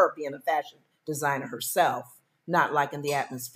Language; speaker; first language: English; native; English